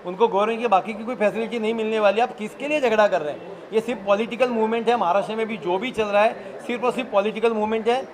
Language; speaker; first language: Hindi; non-native, local second language; Marathi